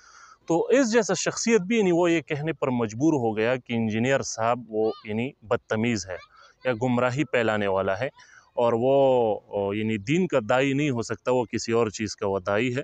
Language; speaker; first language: Urdu; native; Urdu